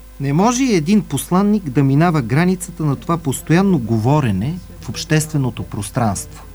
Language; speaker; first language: Bulgarian; native; Bulgarian